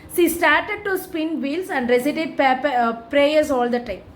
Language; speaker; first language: English; non-native, local second language; Tamil